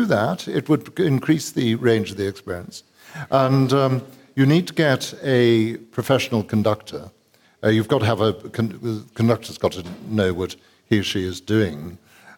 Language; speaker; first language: English; native; English